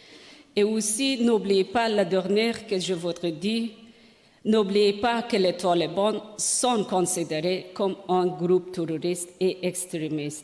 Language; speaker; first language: French; non-native, learner; Persian